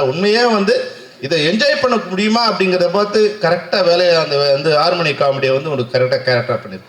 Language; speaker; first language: Tamil; native; Tamil